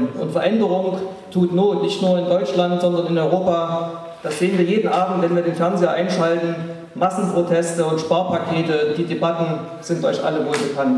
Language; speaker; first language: German; native; German